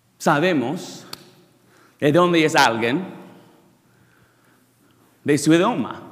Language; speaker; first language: Spanish; non-native, learner; English